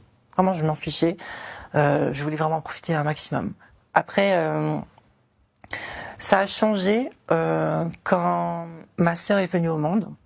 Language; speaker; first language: French; native; French